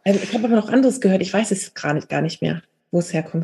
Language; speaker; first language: German; native; German